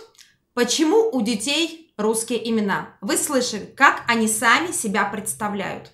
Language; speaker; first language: Russian; native; Russian